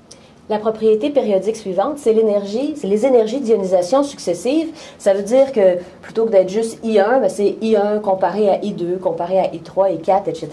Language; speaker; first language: French; native; French